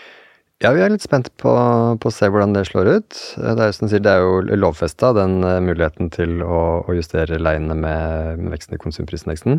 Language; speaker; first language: Norwegian; native; Norwegian